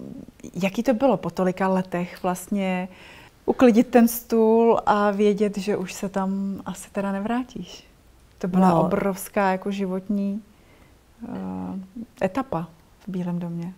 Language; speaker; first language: Czech; native; Czech